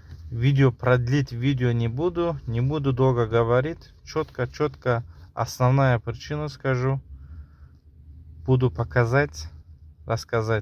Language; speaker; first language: Russian; non-native, local second language; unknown